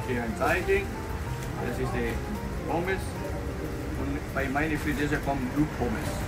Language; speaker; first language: German; non-native, learner; Greek